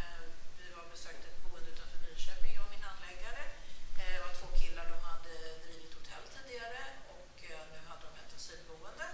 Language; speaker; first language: Swedish; native; Swedish